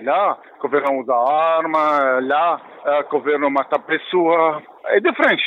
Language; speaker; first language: Portuguese; non-native, learner; Arabic